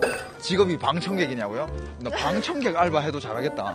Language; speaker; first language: Korean; native; Korean